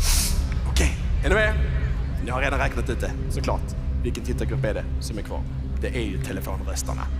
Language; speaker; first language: Swedish; native; Swedish